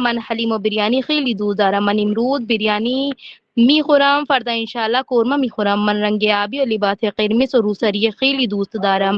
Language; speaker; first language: Persian; non-native, learner; Urdu